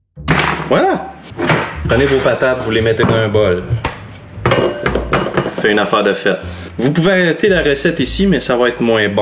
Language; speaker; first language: French; native; French